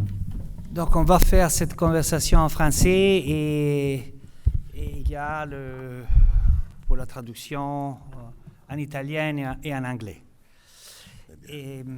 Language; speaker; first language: French; non-native, fluent; Italian